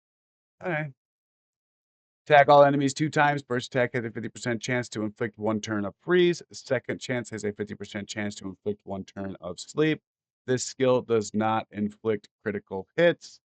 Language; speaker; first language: English; native; English